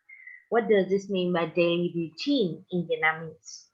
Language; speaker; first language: English; non-native, fluent; Vietnamese